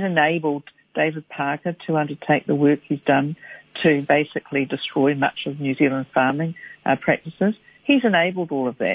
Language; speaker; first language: English; native; English